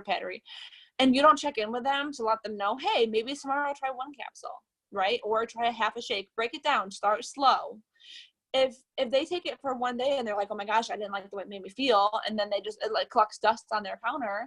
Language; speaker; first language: English; native; English